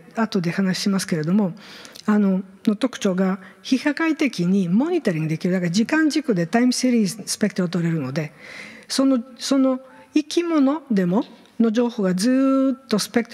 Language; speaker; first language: Japanese; non-native, fluent; Bulgarian